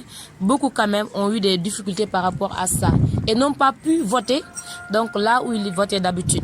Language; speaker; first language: French; non-native, local second language; Wolof